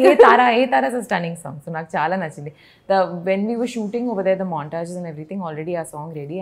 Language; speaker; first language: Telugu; non-native, learner; Kannada